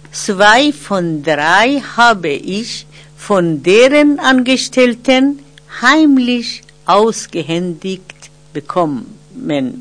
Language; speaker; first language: German; non-native, fluent; Persian